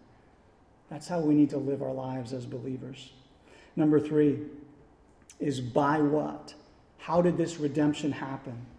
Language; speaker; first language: English; native; English